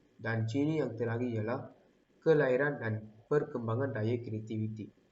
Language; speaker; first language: Malay; non-native, local second language; Tamil